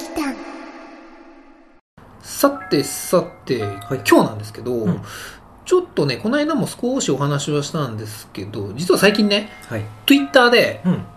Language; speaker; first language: Japanese; native; Japanese